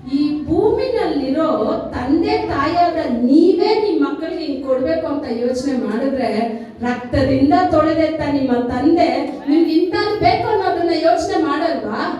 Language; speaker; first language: Kannada; non-native, local second language; Tamil